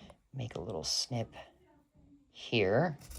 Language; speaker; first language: English; native; English